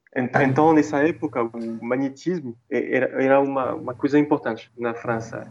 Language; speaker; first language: Portuguese; non-native, fluent; French